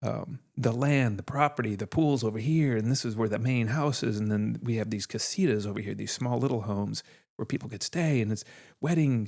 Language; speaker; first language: English; native; English